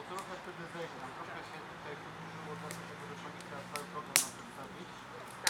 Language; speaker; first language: Polish; native; Polish